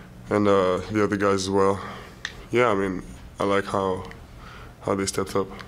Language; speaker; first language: English; non-native, fluent; French